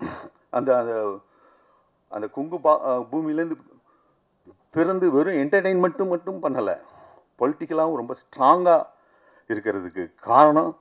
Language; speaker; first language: Tamil; native; Tamil